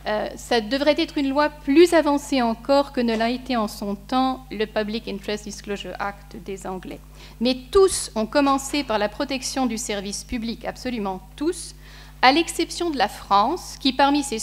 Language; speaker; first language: French; native; French